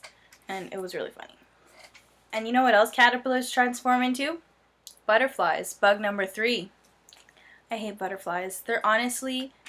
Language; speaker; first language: English; native; English